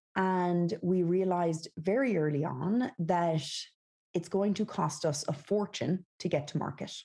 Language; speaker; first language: English; native; English